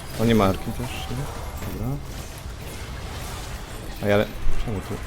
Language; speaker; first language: Polish; native; Polish